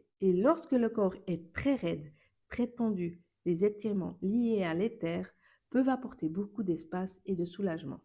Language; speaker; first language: French; native; French